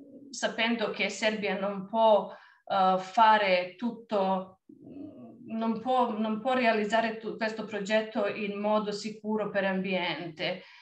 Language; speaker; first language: Italian; non-native, fluent; Serbian